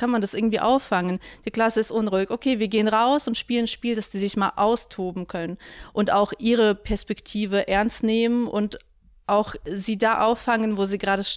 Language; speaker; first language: German; native; German